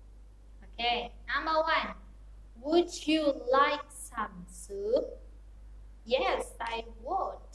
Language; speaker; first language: English; non-native, fluent; Indonesian